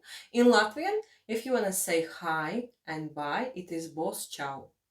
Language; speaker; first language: English; non-native, fluent; Latvian